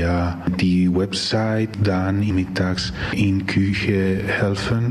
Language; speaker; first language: German; non-native, learner; Spanish